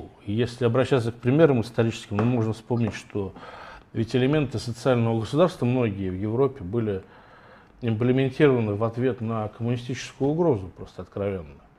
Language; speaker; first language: Russian; native; Russian